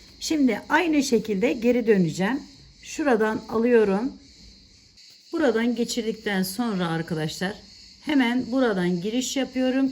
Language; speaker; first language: Turkish; native; Turkish